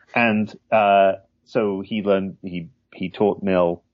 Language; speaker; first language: English; native; English